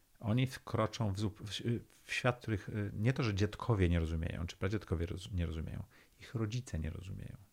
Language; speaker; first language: Polish; early bilingual, heritage; Polish